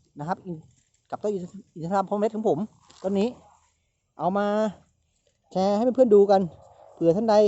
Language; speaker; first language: Thai; native; Thai